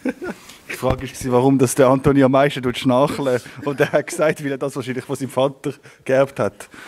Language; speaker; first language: German; non-native, local second language; French